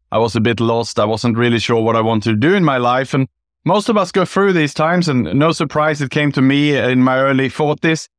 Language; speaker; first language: English; non-native, fluent; Swedish